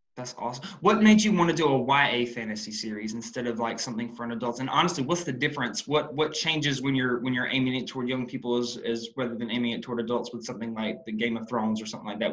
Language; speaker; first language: English; native; English